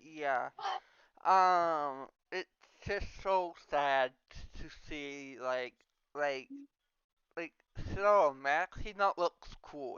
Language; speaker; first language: English; non-native, learner; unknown